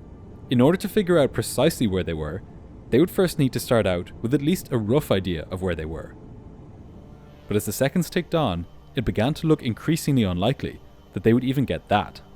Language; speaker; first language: English; native; English